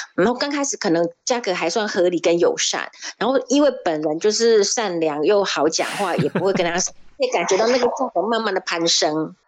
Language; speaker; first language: Chinese; native; Chinese